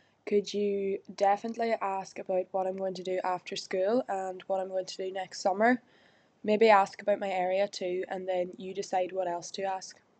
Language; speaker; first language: English; native; English